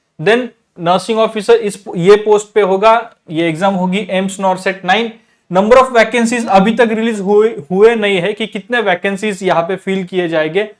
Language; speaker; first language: Hindi; non-native, local second language; Marathi